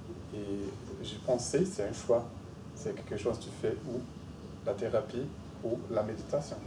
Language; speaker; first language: French; non-native, fluent; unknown